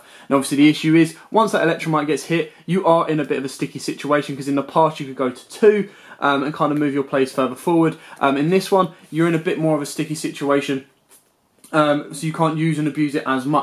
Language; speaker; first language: English; native; English